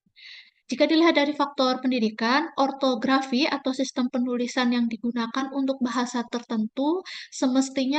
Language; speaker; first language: Indonesian; native; Indonesian